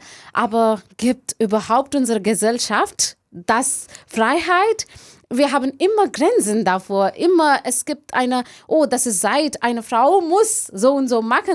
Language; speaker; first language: German; non-native, learner; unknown